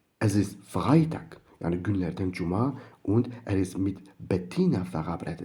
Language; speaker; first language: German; non-native, learner; Turkish